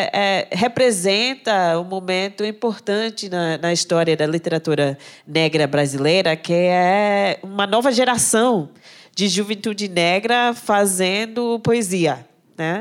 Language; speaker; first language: Portuguese; non-native, fluent; English